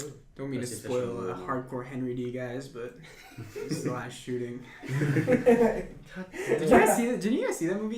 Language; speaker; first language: English; native; English